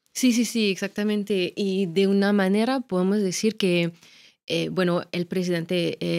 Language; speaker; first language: Spanish; non-native, fluent; French